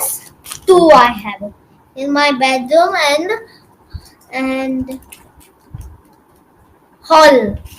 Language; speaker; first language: English; non-native, learner; Hindi